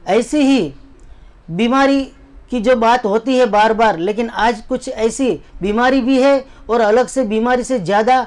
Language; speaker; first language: Hindi; non-native, local second language; Gujarati